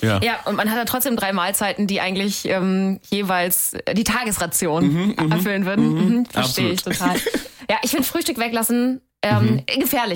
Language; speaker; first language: German; native; German